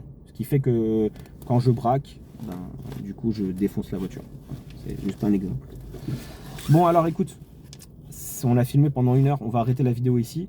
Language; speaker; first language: French; native; French